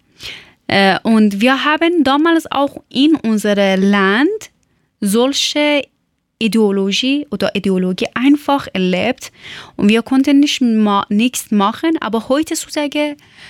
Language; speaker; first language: German; non-native, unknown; Persian